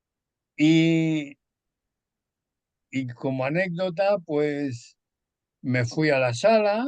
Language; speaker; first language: Spanish; native; Spanish